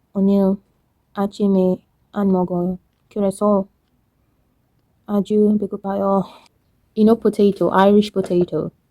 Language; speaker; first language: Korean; non-native, learner; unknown